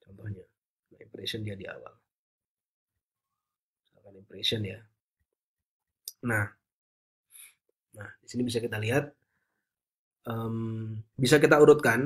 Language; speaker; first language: Indonesian; native; Indonesian